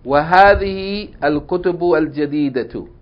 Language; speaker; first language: Arabic; non-native, fluent; English